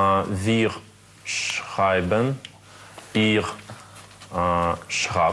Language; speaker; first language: German; non-native, learner; Russian